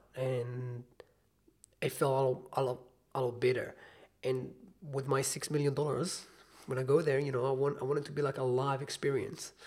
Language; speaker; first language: English; non-native, fluent; Hebrew